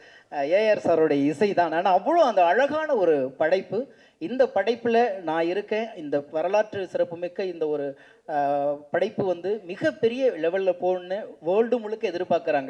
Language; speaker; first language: Tamil; native; Tamil